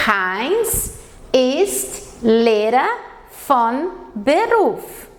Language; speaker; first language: German; non-native, fluent; Portuguese